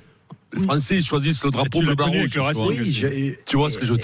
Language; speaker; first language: French; native; French